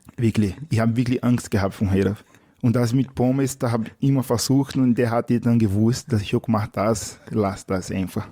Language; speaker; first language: German; non-native, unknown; Portuguese